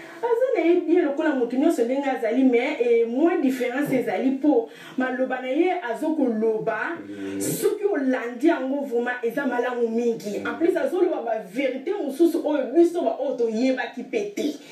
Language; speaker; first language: Lingala; non-native, local second language; Kongo